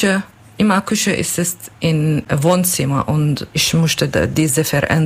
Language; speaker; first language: German; non-native, learner; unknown